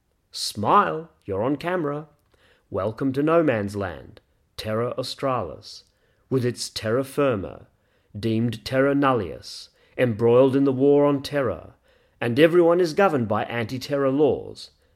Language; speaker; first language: English; native; English